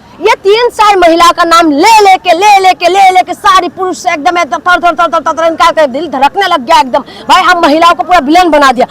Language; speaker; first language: Hindi; non-native, local second language; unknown